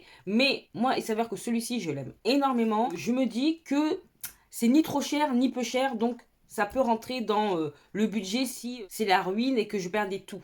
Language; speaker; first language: French; native; French